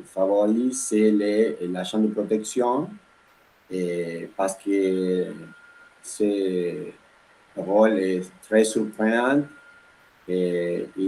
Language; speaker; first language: French; non-native, learner; Spanish